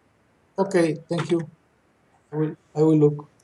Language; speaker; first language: English; non-native, learner; Spanish